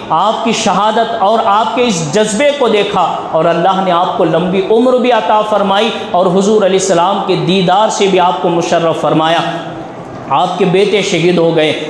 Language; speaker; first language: Urdu; native; Urdu